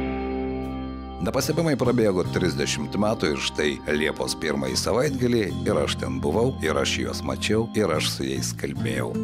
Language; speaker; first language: Lithuanian; native; Lithuanian